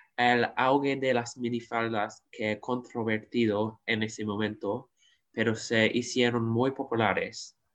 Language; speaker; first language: Spanish; non-native, learner; English